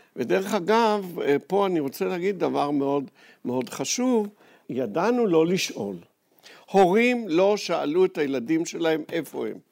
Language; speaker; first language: Hebrew; native; Hebrew